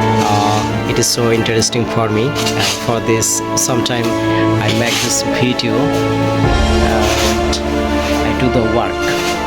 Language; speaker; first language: English; non-native, learner; Bangla